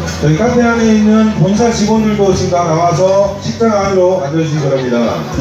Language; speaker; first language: Korean; native; Korean